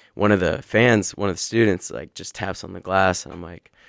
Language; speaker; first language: English; native; English